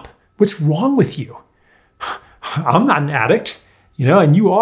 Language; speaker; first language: English; native; English